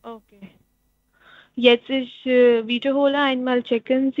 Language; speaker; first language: German; non-native, learner; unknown